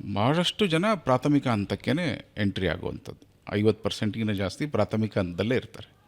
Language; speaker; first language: Kannada; native; Kannada